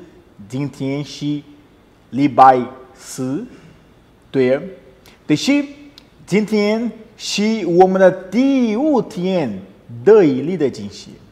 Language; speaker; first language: Chinese; non-native, learner; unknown